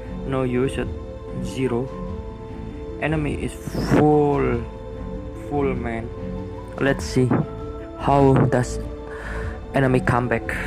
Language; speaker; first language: English; non-native, learner; Indonesian